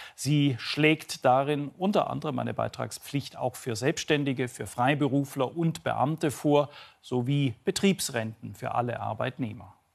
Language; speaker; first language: German; native; German